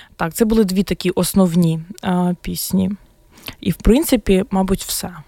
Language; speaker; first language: Ukrainian; non-native, local second language; Russian